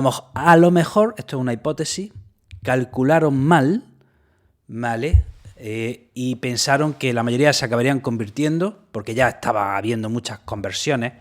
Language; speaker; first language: Spanish; native; Spanish